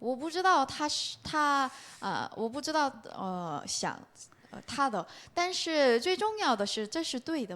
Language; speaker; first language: Chinese; non-native, learner; Korean